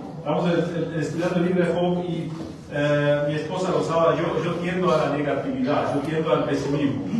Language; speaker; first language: Spanish; non-native, fluent; German